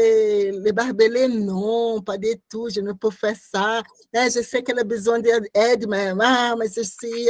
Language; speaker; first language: French; non-native, learner; Portuguese